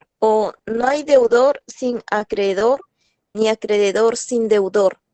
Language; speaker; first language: Spanish; native; Spanish